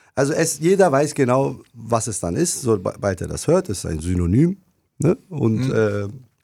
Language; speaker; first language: German; early bilingual, other home language; Turkish